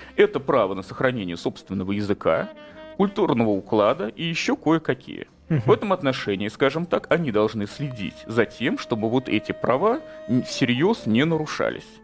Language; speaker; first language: Russian; native; Russian